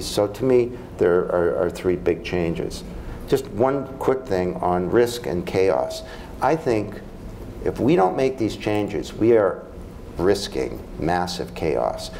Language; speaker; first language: English; native; English